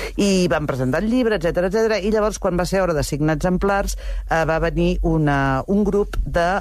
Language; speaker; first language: Catalan; native; Catalan